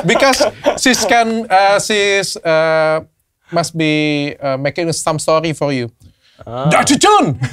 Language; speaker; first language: English; non-native, learner; Indonesian